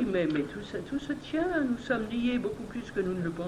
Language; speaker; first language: French; native; French